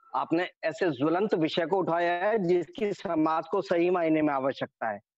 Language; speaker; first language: Hindi; native; Hindi